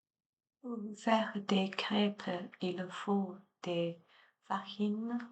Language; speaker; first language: French; non-native, learner; Chinese